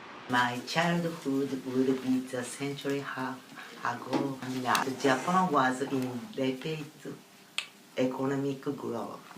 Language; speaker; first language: English; non-native, learner; Japanese